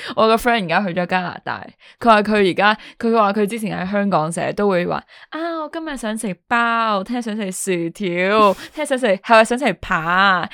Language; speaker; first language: Cantonese; non-native, local second language; Chinese